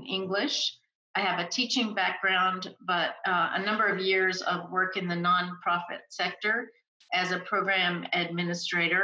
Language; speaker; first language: English; native; English